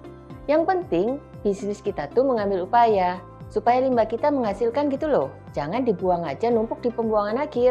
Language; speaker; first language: Indonesian; native; Indonesian